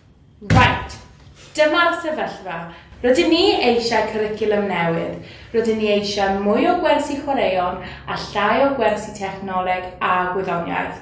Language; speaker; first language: Welsh; non-native, learner; English